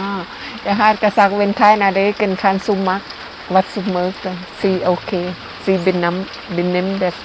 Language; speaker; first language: German; non-native, learner; Thai